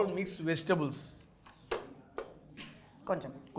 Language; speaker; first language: Telugu; native; Telugu